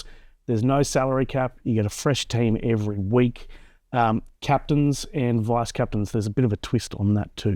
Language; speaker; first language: English; native; English